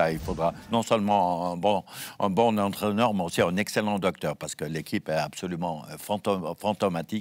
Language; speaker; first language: French; native; French